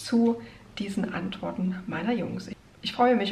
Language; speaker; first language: German; native; German